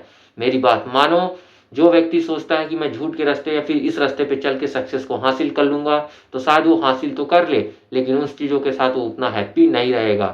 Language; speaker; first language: Hindi; native; Hindi